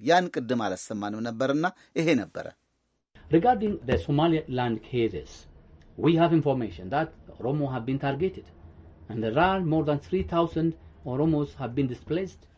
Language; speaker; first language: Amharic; native; Amharic